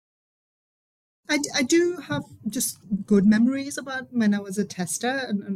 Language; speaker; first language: English; non-native, fluent; German